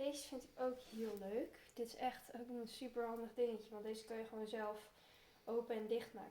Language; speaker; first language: Dutch; early bilingual, heritage; Turkish